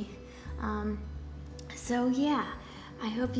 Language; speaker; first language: English; non-native, fluent; Polish